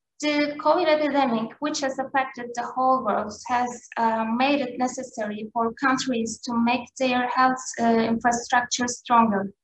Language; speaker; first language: English; non-native, fluent; Turkish